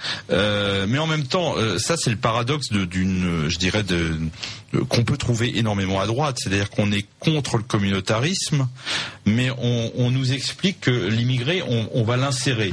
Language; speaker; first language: French; native; French